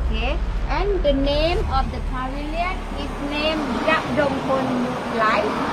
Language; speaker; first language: English; non-native, learner; Thai